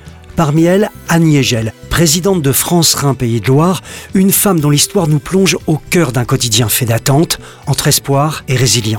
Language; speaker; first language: French; native; French